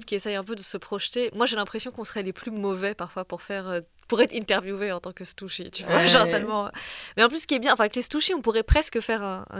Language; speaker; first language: French; native; French